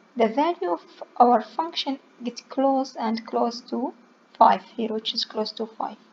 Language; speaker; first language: English; non-native, fluent; Arabic